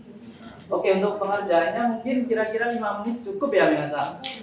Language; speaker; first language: Indonesian; native; Indonesian